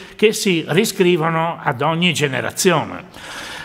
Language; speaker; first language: Italian; native; Italian